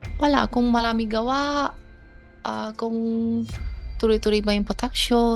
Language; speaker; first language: Filipino; non-native, learner; Chinese